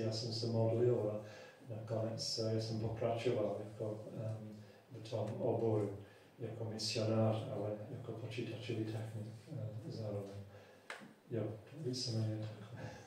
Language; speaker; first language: Czech; non-native, fluent; English